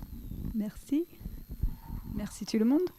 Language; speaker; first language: French; non-native, fluent; English